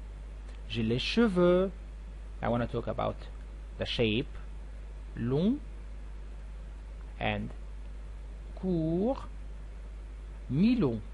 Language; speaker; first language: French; non-native, fluent; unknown